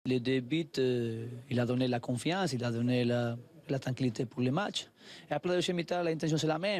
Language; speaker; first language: French; non-native, learner; Spanish